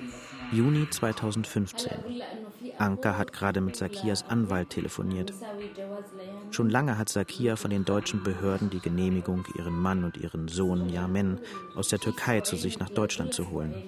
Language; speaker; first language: German; native; German